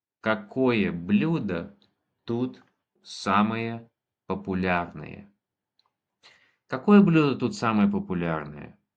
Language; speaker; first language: Russian; non-native, fluent; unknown